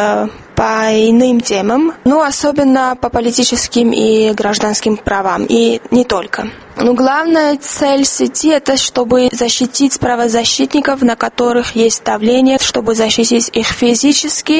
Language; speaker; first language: Russian; non-native, fluent; Georgian